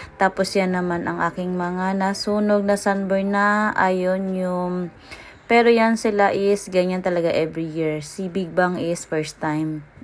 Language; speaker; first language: Filipino; native; Filipino